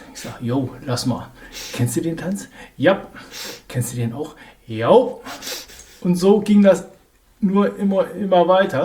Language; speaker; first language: German; native; German